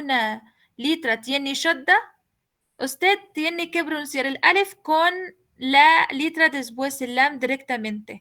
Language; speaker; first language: Spanish; non-native, fluent; Arabic